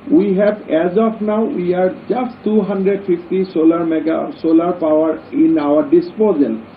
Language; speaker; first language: English; non-native, local second language; Assamese